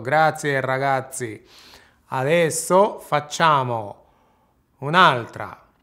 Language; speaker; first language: Italian; non-native, fluent; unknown